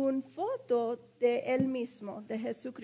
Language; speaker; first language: Spanish; early bilingual, heritage; English